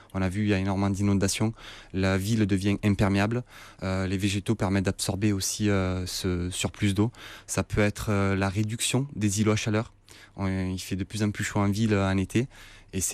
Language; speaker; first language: French; native; French